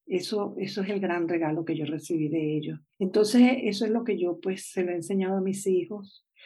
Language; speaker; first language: Spanish; native; Spanish